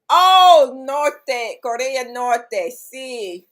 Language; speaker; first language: Spanish; non-native, learner; English